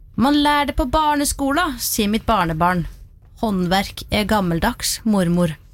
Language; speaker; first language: Norwegian; native; Norwegian